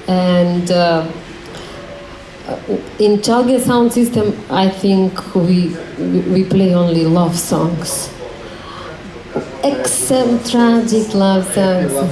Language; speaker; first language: English; non-native, learner; Macedonian